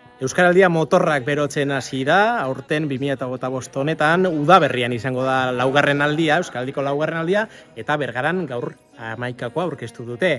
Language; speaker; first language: Basque; native; Basque